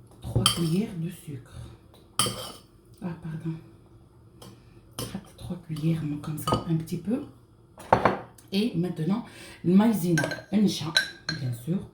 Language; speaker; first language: French; non-native, local second language; Arabic